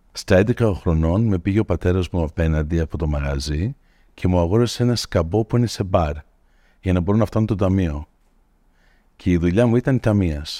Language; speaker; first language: Greek; early bilingual, heritage; Greek